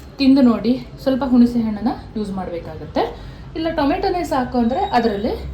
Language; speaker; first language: Kannada; non-native, local second language; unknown